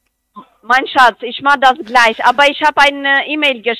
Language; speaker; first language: German; non-native, learner; Spanish